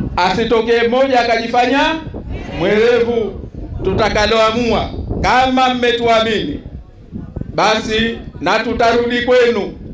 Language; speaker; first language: Swahili; native; Swahili